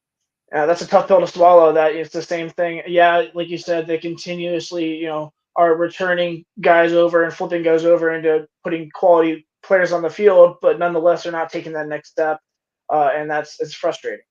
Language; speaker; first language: English; native; English